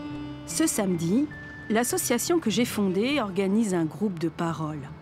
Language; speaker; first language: French; native; French